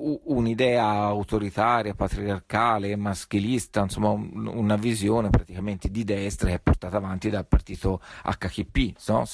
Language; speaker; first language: Italian; native; Italian